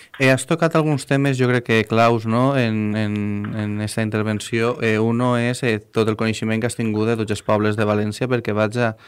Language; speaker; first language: Catalan; native; Catalan